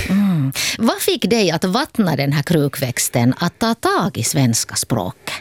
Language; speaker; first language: Swedish; native; Swedish